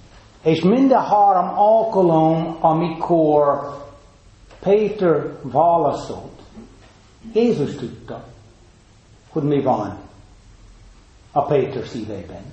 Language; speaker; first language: Hungarian; non-native, fluent; English